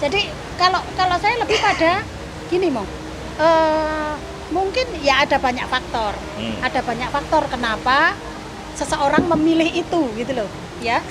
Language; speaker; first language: Indonesian; native; Indonesian